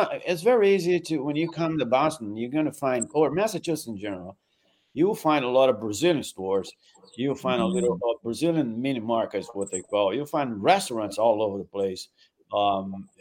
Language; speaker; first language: English; non-native, fluent; Portuguese